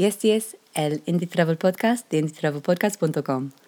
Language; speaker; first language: Spanish; non-native, learner; English